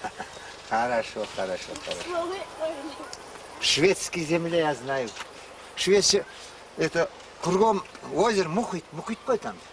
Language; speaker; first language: Russian; non-native, local second language; Kazakh